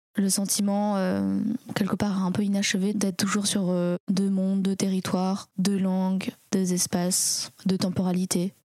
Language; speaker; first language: French; early bilingual, other home language; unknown